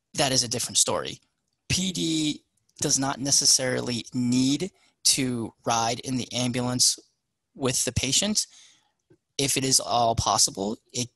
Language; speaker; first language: English; native; English